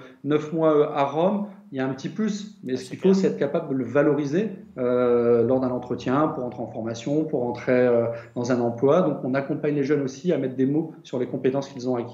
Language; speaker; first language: French; native; French